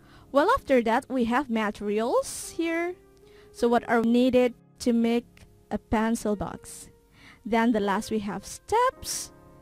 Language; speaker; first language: English; non-native, fluent; Indonesian